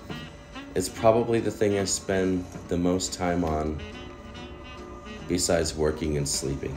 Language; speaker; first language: English; native; English